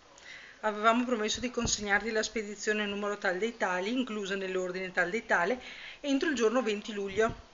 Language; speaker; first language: Italian; native; Italian